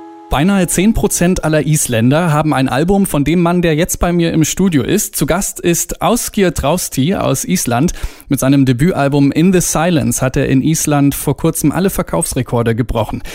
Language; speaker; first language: German; native; German